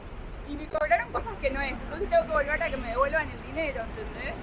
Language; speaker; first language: Spanish; native; Spanish